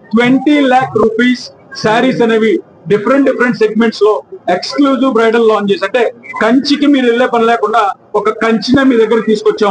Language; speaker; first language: Telugu; native; Telugu